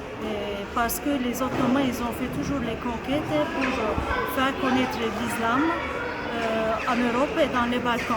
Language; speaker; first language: French; non-native, fluent; Turkish